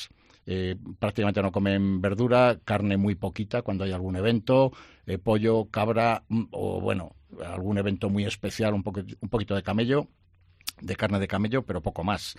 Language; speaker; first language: Spanish; native; Spanish